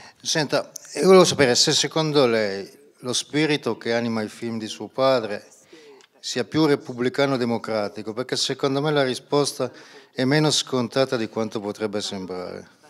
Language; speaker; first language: Italian; native; Italian